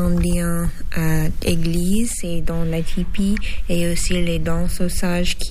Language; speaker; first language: French; non-native, learner; English